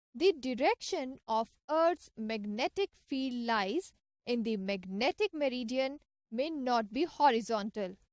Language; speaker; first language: English; non-native, local second language; Punjabi